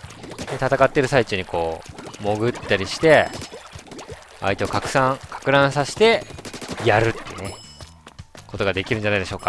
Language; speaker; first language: Japanese; native; Japanese